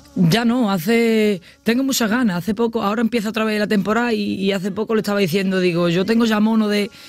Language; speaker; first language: Spanish; native; Spanish